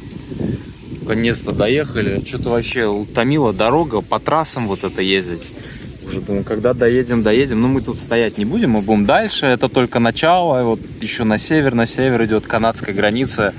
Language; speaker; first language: Russian; native; Russian